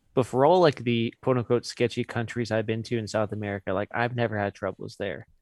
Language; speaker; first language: English; early bilingual, other home language; Hindi